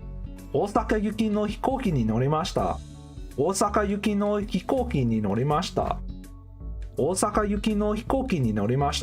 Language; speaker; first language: Japanese; non-native, learner; English